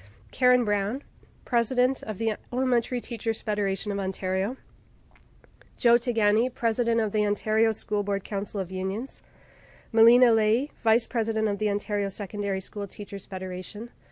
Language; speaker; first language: English; native; English